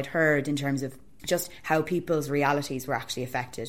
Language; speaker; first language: English; native; English